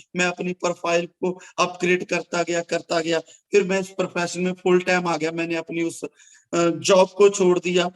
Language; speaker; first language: Hindi; non-native, local second language; Punjabi